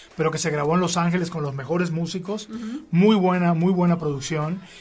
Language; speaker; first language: Spanish; native; Spanish